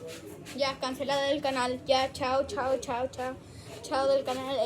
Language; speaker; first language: Spanish; native; Spanish